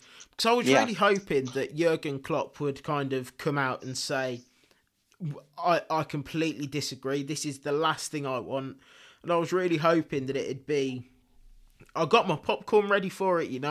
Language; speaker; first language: English; native; English